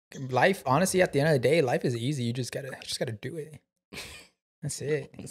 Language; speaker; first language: English; early bilingual, other home language; Spanish